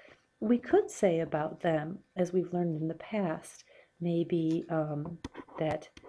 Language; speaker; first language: English; native; English